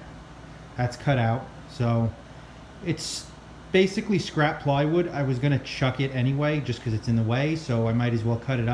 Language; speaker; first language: English; native; English